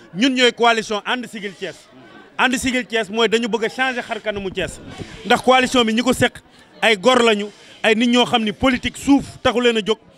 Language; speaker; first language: Wolof; native; Wolof